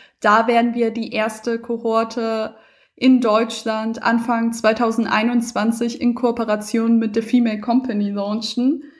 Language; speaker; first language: German; early bilingual, other home language; Persian